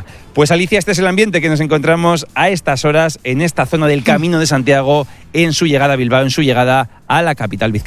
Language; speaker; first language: Spanish; native; Spanish